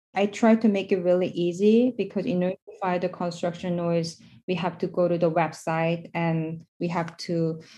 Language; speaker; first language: English; non-native, fluent; Korean